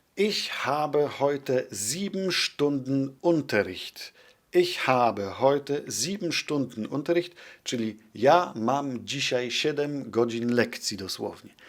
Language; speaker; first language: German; non-native, fluent; Polish